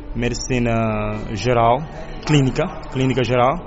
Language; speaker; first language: Portuguese; non-native, local second language; Kabuverdianu